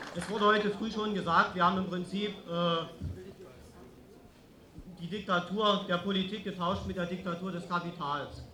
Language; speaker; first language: German; native; German